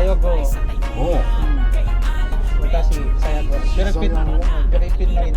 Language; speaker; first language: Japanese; non-native, learner; Filipino